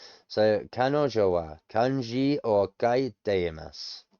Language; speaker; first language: Japanese; non-native, learner; English